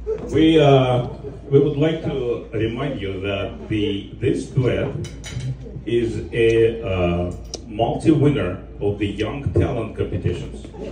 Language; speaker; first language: English; non-native, fluent; Russian